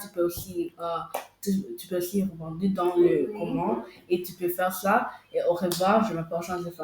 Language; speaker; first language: French; non-native, local second language; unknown